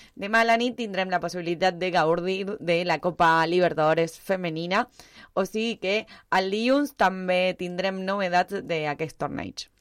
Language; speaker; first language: Catalan; early bilingual, heritage; Spanish